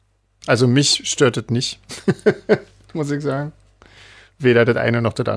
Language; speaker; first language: German; native; German